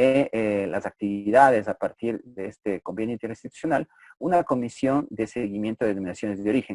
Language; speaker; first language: Spanish; native; Spanish